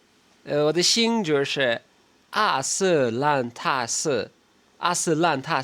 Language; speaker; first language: Chinese; non-native, learner; Turkish